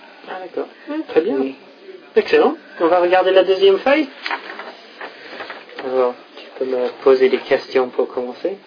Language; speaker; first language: French; non-native, fluent; English